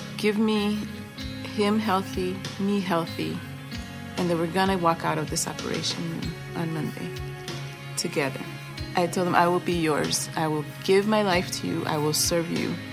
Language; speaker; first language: English; native; English